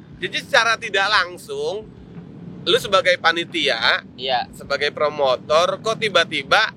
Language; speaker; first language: Indonesian; native; Indonesian